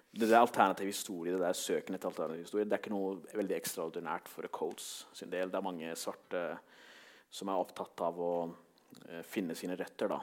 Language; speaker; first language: Norwegian; early bilingual, other home language; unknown